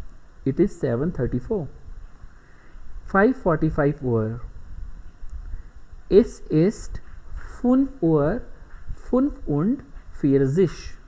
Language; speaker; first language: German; non-native, fluent; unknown